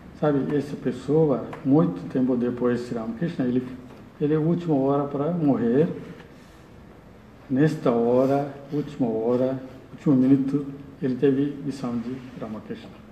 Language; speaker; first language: Portuguese; non-native, learner; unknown